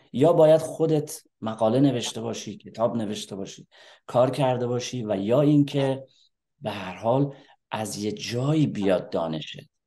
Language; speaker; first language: Persian; native; Persian